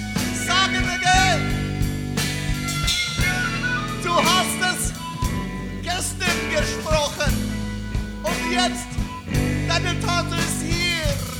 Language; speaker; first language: German; non-native, learner; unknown